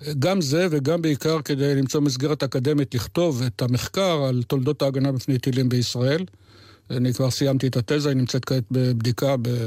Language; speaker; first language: Hebrew; native; Hebrew